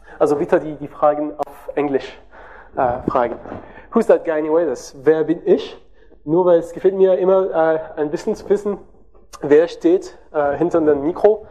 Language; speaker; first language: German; non-native, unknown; French